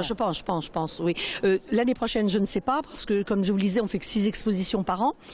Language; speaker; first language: French; native; French